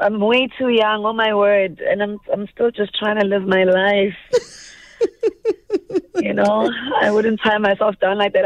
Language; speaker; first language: English; non-native, local second language; Zulu